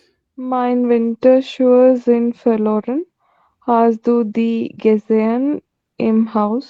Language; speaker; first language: German; non-native, learner; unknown